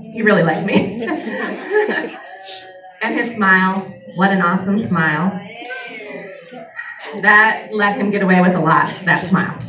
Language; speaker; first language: English; native; English